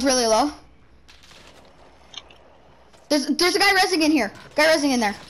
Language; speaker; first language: English; native; English